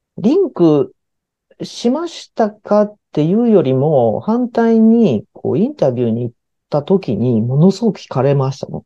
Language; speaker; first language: Japanese; early bilingual, heritage; Japanese